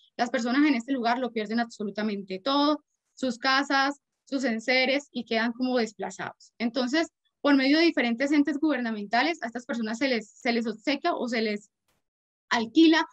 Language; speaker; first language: Spanish; native; Spanish